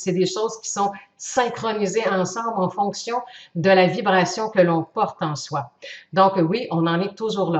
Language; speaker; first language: French; native; French